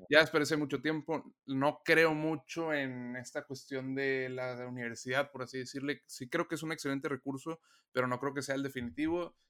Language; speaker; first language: Spanish; native; Spanish